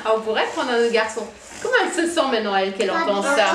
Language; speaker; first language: French; native; French